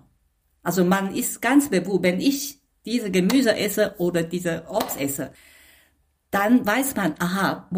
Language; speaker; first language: German; non-native, fluent; Chinese